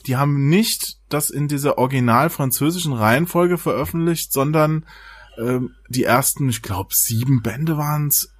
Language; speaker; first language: German; native; German